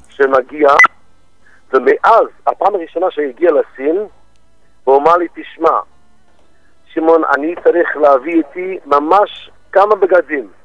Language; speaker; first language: Hebrew; non-native, fluent; English